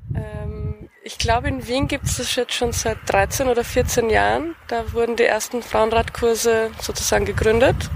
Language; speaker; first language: German; native; German